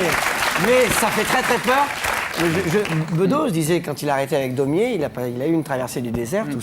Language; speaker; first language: French; native; French